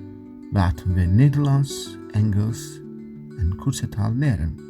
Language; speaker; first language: Dutch; non-native, learner; Kurdish